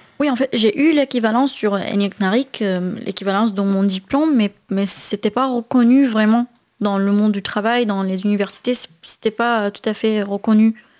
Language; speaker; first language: French; non-native, fluent; Arabic